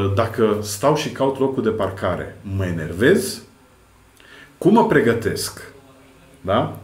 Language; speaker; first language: Romanian; non-native, fluent; Serbian